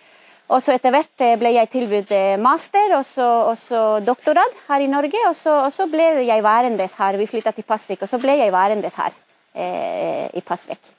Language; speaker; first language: Norwegian; non-native, fluent; Spanish